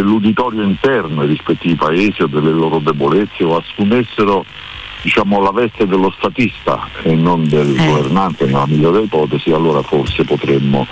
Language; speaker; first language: Italian; native; Italian